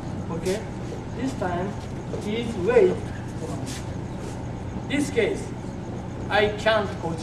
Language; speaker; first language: English; non-native, learner; Japanese